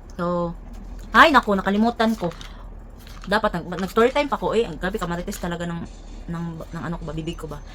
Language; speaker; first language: Filipino; non-native, local second language; Cebuano